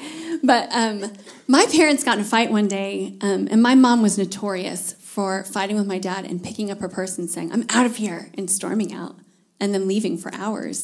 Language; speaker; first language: English; native; English